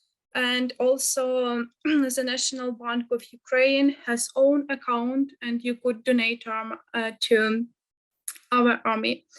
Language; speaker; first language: English; non-native, fluent; Ukrainian